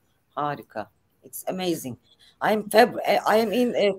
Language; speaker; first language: English; non-native, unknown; Turkish